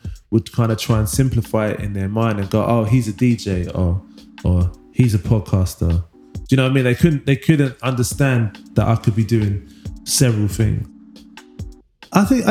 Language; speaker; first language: English; native; English